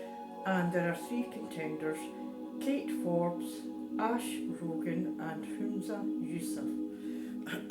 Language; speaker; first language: English; native; English